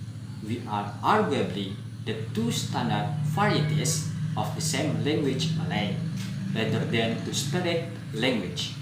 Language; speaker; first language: English; non-native, learner; Indonesian